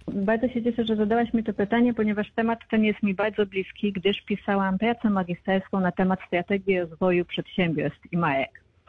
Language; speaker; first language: Polish; native; Polish